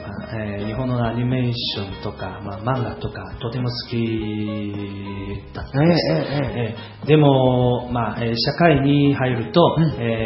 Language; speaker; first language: Japanese; non-native, fluent; Chinese